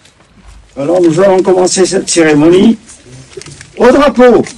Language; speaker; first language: French; native; French